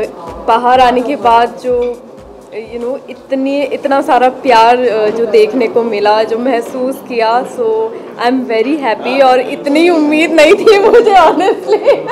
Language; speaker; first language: Hindi; native; Hindi